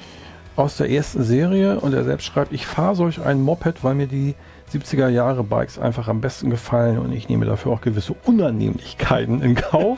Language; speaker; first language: German; native; German